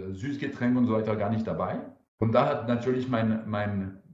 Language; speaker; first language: German; non-native, fluent; French